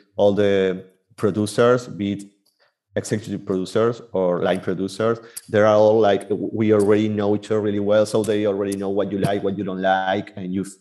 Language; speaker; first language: English; non-native, fluent; Spanish